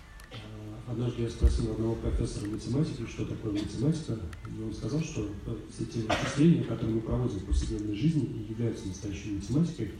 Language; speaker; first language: Russian; native; Russian